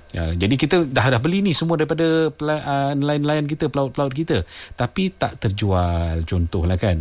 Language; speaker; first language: Malay; non-native, local second language; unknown